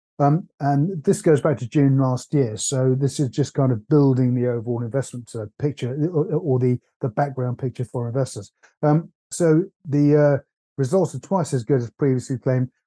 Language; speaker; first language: English; native; English